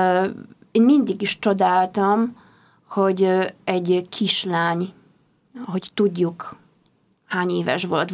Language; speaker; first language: Hungarian; non-native, fluent; Polish